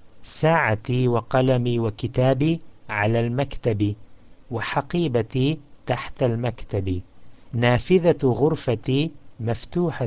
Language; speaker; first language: Arabic; non-native, fluent; English